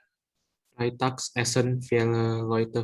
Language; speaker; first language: German; non-native, learner; Indonesian